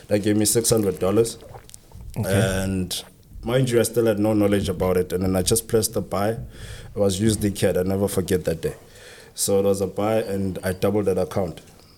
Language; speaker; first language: English; non-native, local second language; Southern Sotho